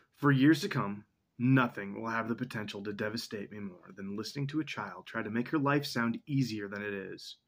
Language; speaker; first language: English; native; English